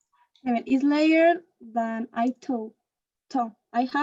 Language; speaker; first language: English; non-native, learner; Spanish